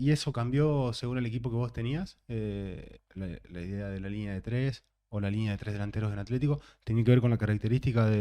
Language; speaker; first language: Spanish; native; Spanish